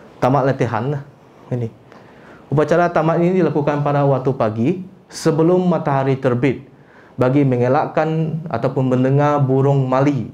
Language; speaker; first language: Malay; non-native, local second language; Iban